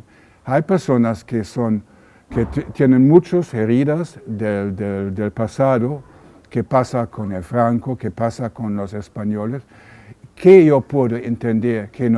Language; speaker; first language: Spanish; non-native, learner; German